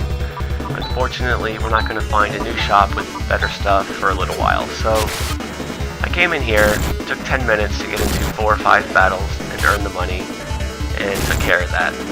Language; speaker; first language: English; native; English